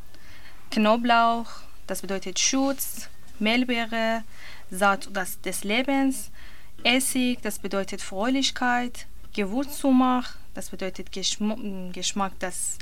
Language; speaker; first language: German; non-native, learner; Persian